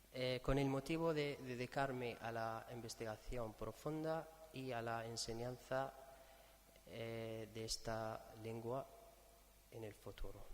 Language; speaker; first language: Spanish; non-native, fluent; Arabic